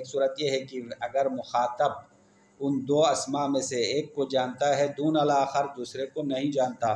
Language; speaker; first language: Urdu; non-native, local second language; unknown